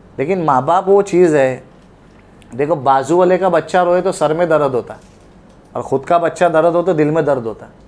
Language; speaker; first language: Hindi; non-native, local second language; Urdu